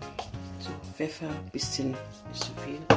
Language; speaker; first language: German; non-native, learner; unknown